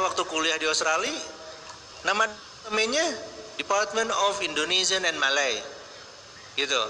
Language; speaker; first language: Indonesian; native; Indonesian